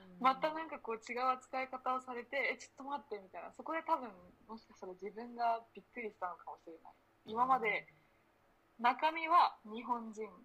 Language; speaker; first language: Japanese; early bilingual, other home language; Spanish